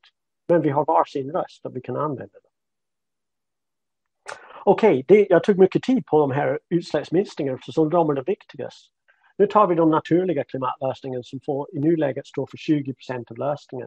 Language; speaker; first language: Swedish; non-native, fluent; English